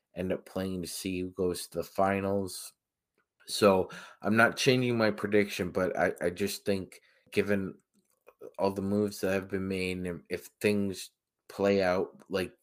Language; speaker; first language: English; native; English